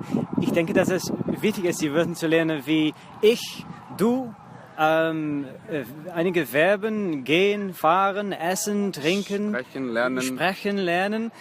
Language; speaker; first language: German; non-native, fluent; Dutch